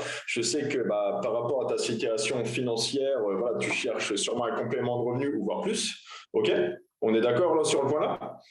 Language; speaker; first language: French; native; French